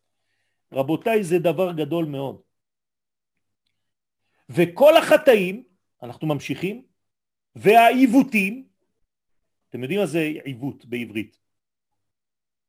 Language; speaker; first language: Hebrew; non-native, fluent; French